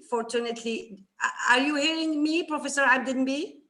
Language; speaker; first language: English; non-native, fluent; Arabic